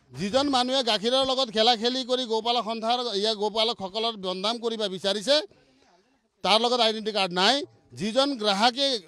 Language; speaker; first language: Assamese; non-native, local second language; Nepali